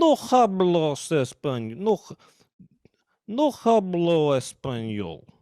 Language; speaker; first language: Spanish; non-native, learner; English